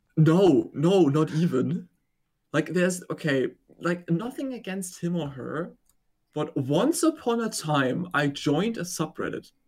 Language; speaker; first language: English; non-native, fluent; German